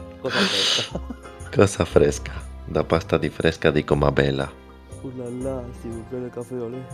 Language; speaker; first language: Italian; non-native, learner; Spanish